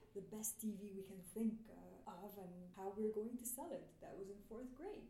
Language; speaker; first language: English; non-native, fluent; Arabic